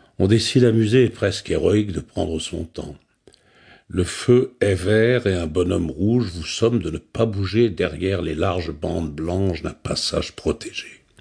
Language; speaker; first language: French; native; French